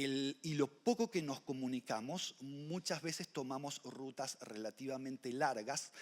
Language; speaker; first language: Spanish; native; Spanish